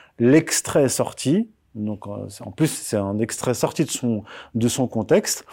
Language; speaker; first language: French; early bilingual, other home language; Berber languages